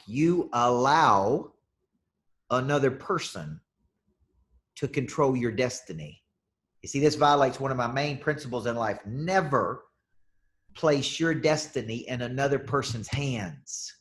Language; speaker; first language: English; native; English